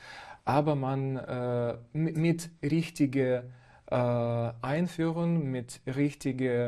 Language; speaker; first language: German; non-native, fluent; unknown